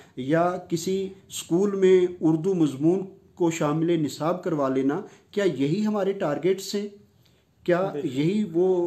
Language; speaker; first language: Urdu; non-native, local second language; Punjabi